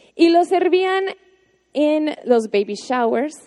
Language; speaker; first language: Spanish; non-native, fluent; English